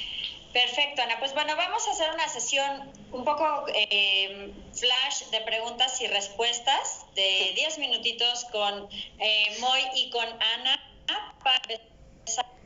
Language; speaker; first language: Spanish; native; Spanish